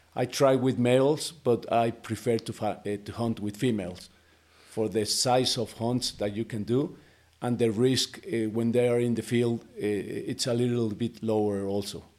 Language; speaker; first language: English; non-native, fluent; Spanish